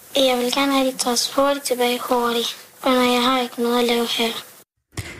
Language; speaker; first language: Danish; early bilingual, heritage; Danish